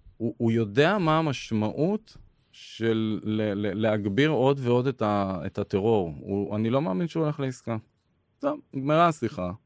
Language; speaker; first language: Hebrew; native; Hebrew